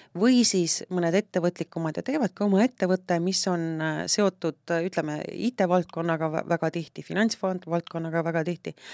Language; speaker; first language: Estonian; native; Estonian